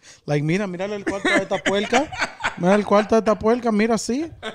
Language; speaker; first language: Spanish; early bilingual, other home language; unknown